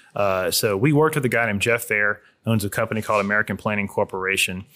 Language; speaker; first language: English; native; English